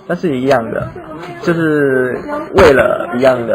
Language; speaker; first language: Chinese; non-native, fluent; Indonesian